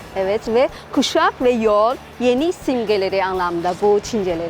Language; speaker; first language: Turkish; non-native, learner; Chinese